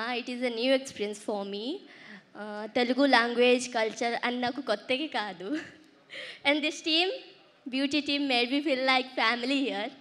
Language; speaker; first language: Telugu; early bilingual, heritage; Telugu